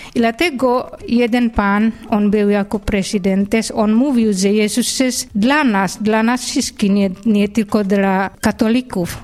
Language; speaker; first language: Polish; non-native, learner; Indonesian